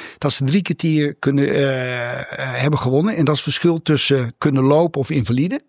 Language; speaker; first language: Dutch; native; Dutch